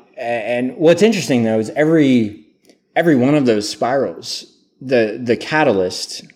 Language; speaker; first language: English; native; English